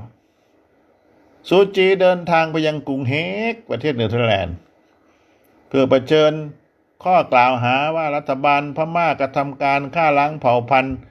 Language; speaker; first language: Thai; native; Thai